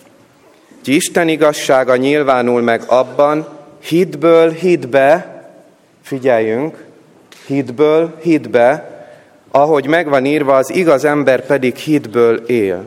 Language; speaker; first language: Hungarian; native; Hungarian